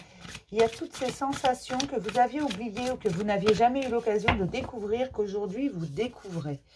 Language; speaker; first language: French; native; French